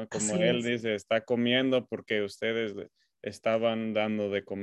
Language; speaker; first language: Spanish; non-native, fluent; English